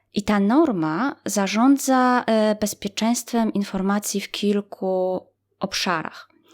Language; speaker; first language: Polish; native; Polish